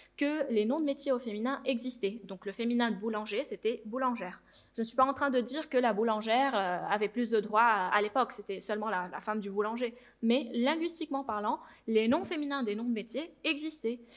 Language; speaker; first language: French; non-native, local second language; Arabic